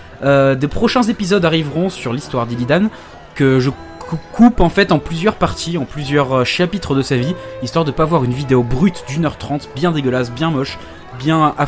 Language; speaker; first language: French; native; French